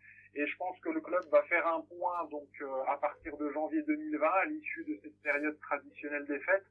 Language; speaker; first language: French; native; French